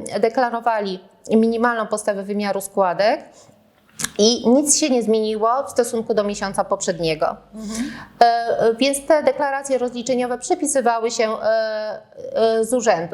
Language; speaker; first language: Polish; native; Polish